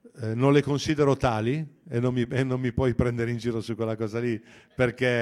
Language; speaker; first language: Italian; native; Italian